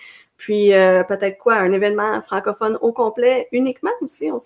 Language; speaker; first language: French; native; French